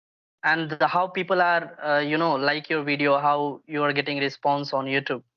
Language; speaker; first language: English; non-native, local second language; Hindi